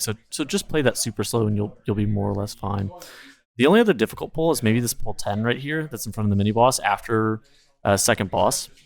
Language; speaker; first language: English; native; English